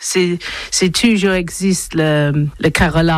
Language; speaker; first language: French; non-native, learner; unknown